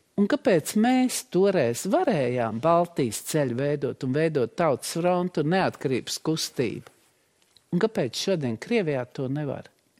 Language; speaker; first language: Latvian; native; Latvian